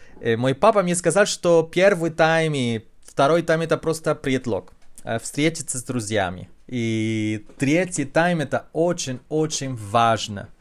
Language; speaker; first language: Russian; non-native, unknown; Spanish